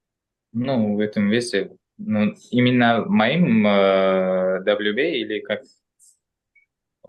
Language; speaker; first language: Russian; non-native, local second language; Uzbek